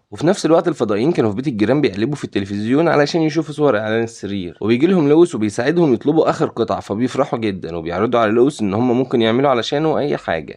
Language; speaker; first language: Arabic; native; Arabic